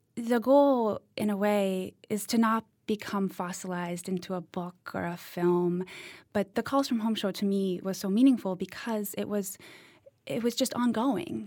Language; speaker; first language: English; native; English